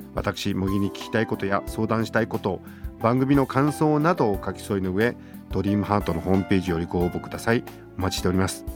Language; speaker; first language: Japanese; native; Japanese